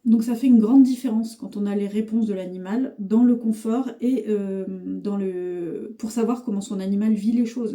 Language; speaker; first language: French; native; French